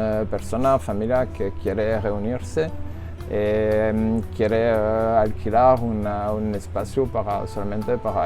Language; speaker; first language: Spanish; non-native, learner; French